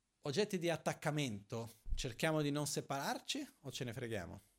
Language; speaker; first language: Italian; non-native, fluent; Portuguese